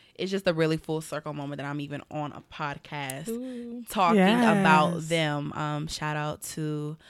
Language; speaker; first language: English; native; English